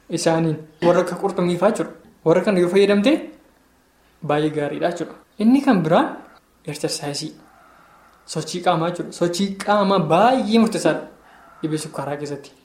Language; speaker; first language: Oromo; native; Oromo